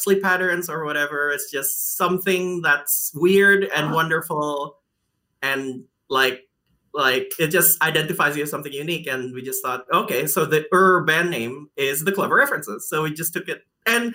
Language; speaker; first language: English; non-native, fluent; Indonesian